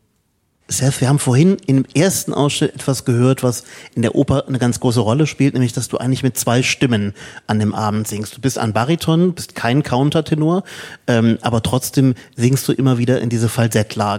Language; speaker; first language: German; native; German